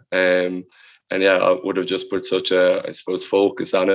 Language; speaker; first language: English; native; English